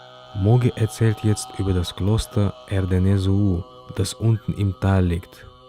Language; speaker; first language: German; native; German